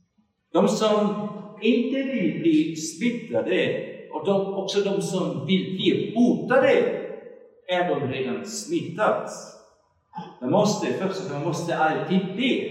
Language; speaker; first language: Swedish; non-native, fluent; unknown